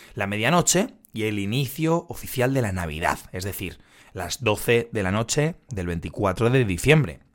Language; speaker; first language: Spanish; native; Spanish